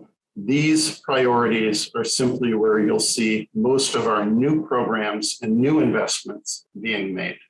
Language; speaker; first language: English; native; English